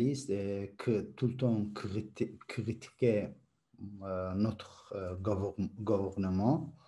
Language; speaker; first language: French; non-native, learner; Azerbaijani